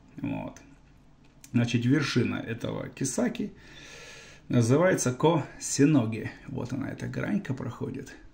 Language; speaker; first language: Russian; native; Russian